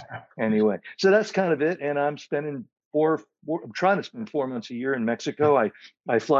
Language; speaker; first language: English; native; English